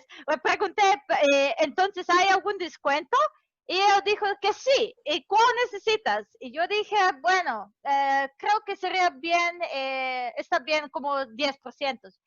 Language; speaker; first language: Spanish; non-native, fluent; Serbian